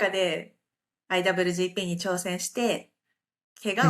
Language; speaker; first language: Japanese; native; Japanese